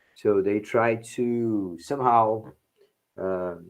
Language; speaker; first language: English; non-native, fluent; Portuguese